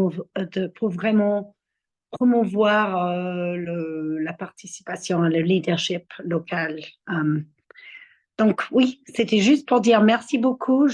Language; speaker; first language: French; non-native, fluent; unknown